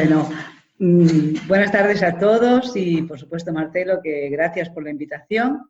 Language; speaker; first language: Spanish; native; Spanish